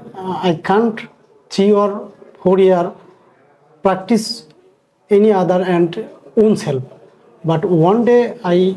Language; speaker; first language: English; non-native, learner; Bangla